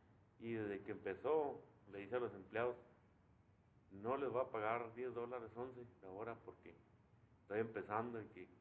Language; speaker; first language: Spanish; native; Spanish